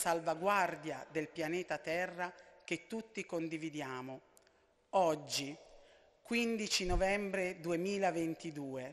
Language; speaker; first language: Italian; native; Italian